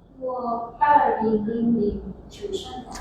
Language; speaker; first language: Chinese; non-native, learner; Indonesian